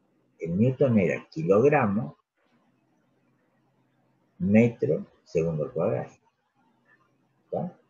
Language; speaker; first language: Spanish; native; Spanish